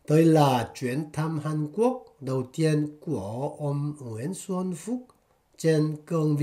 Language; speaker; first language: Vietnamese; non-native, fluent; Korean